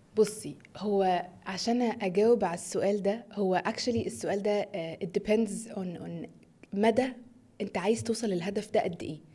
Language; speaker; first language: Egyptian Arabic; early bilingual, heritage; Arabic